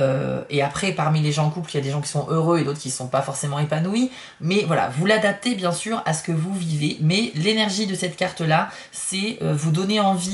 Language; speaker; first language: French; native; French